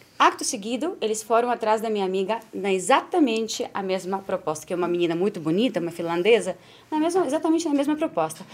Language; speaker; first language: Portuguese; non-native, fluent; Spanish